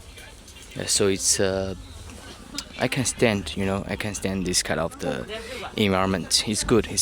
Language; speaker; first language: English; non-native, learner; Chinese